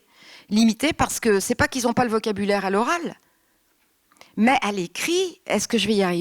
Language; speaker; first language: French; native; French